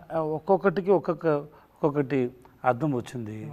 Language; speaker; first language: Telugu; non-native, learner; Tamil